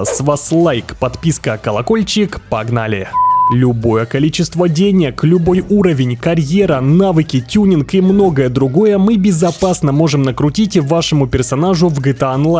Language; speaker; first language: Russian; native; Russian